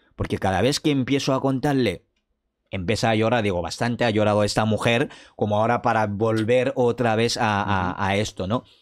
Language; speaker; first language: Spanish; non-native, fluent; French